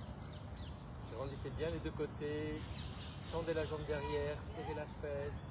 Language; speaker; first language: French; native; French